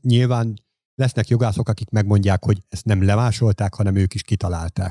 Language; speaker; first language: Hungarian; native; Hungarian